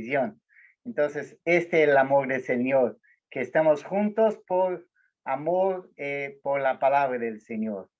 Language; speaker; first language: Spanish; non-native, learner; Portuguese